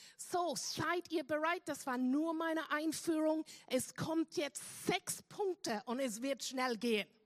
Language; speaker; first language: German; non-native, fluent; English